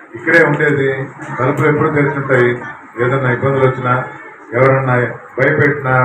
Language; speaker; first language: Telugu; native; Telugu